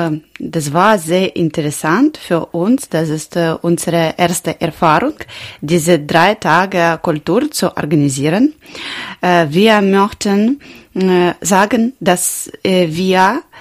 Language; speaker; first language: German; non-native, learner; Ukrainian